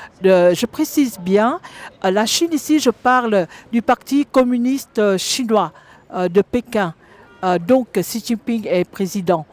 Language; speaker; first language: French; non-native, fluent; Vietnamese